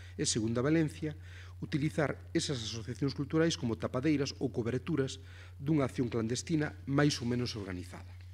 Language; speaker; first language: Galician; native; Galician